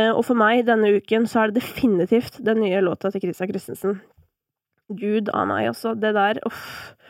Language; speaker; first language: Norwegian; native; Norwegian